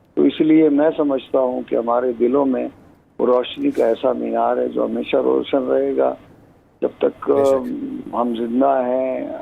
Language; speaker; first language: Urdu; non-native, local second language; Pashto